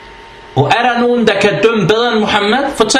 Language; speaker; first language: Danish; early bilingual, other home language; Arabic